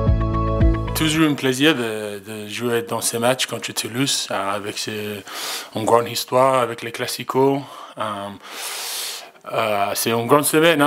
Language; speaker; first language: French; non-native, learner; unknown